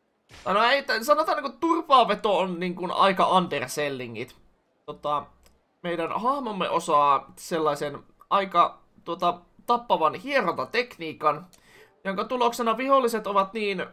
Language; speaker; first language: Finnish; native; Finnish